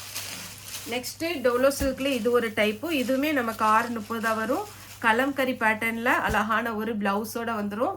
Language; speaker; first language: Tamil; native; Tamil